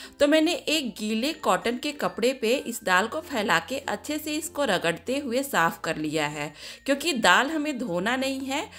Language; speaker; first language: Hindi; native; Hindi